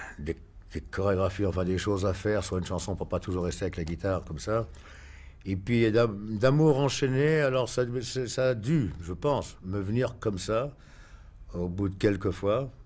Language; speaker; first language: French; native; French